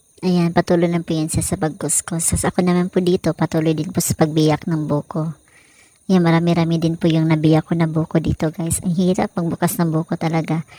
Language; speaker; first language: Filipino; non-native, local second language; Cebuano